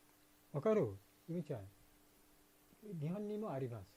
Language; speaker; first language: Japanese; non-native, fluent; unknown